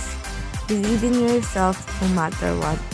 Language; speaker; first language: English; non-native, local second language; Filipino